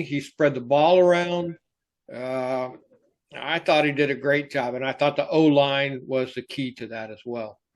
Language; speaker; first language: English; native; English